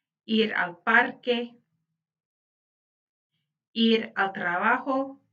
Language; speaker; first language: Spanish; non-native, fluent; English